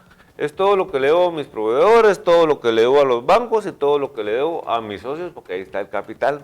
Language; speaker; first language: Spanish; native; Spanish